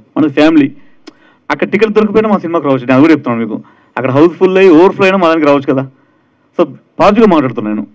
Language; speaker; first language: Telugu; native; Telugu